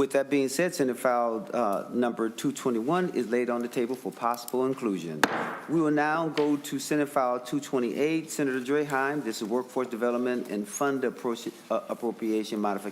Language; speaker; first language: English; native; English